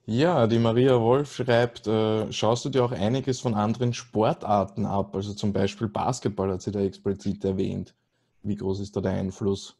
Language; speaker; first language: German; native; German